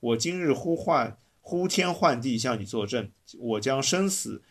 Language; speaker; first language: Chinese; native; Chinese